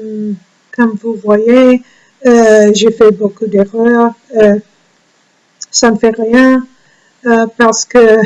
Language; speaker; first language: French; non-native, learner; English